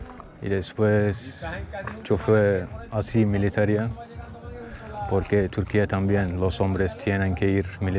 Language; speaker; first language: Spanish; non-native, learner; Turkish